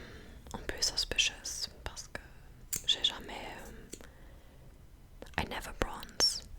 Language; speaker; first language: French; non-native, fluent; English